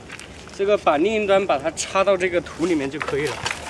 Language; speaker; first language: Chinese; native; Chinese